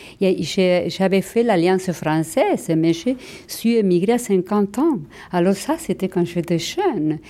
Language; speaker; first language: French; non-native, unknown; Spanish